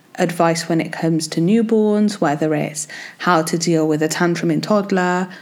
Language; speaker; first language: English; native; English